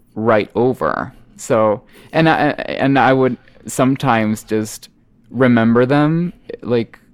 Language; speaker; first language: English; non-native, fluent; Spanish